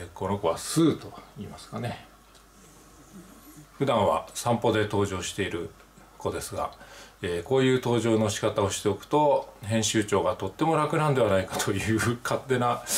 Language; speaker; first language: Japanese; native; Japanese